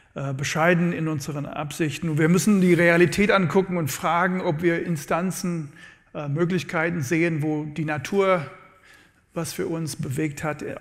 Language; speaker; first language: German; non-native, fluent; English